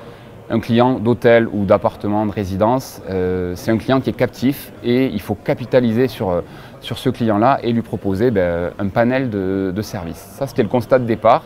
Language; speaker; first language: French; native; French